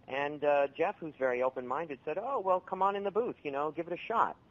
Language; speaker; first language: English; native; English